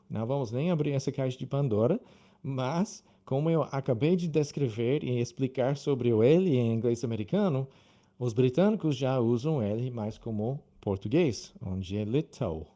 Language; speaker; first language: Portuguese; non-native, fluent; English